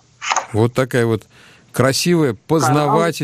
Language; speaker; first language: Russian; native; Russian